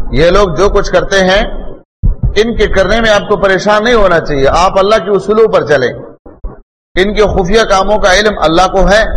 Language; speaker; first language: Urdu; non-native, local second language; Pashto